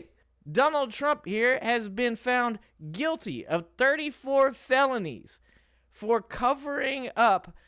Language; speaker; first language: English; native; English